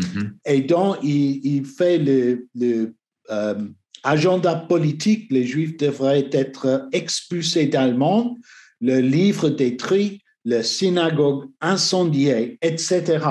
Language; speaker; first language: French; non-native, learner; English